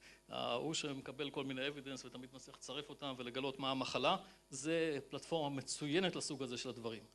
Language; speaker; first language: Hebrew; native; Hebrew